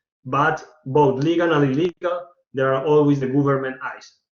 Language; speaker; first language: English; non-native, learner; Spanish